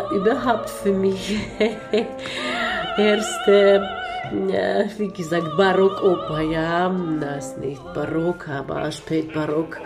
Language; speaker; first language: German; non-native, learner; Ukrainian